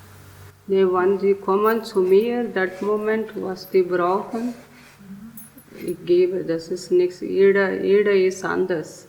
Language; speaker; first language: German; non-native, learner; Telugu